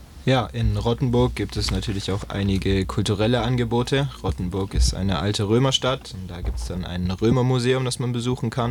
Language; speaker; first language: German; native; German